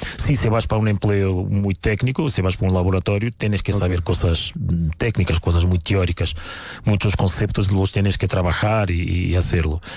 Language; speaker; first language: Spanish; non-native, fluent; Portuguese